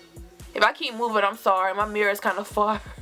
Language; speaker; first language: English; native; English